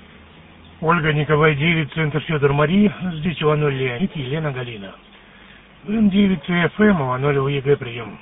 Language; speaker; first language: Russian; native; Russian